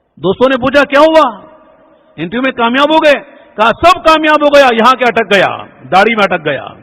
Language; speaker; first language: Urdu; native; Urdu